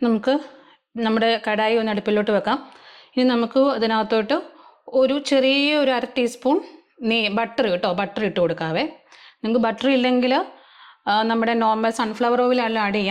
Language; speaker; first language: Malayalam; native; Malayalam